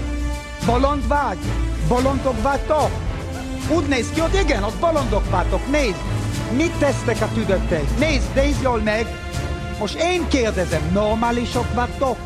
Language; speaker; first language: Hungarian; early bilingual, heritage; Hebrew